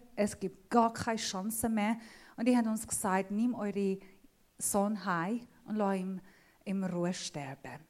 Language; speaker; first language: German; non-native, fluent; Assyrian Neo-Aramaic